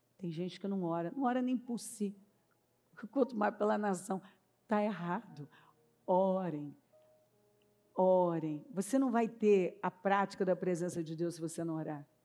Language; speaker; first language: Portuguese; native; Portuguese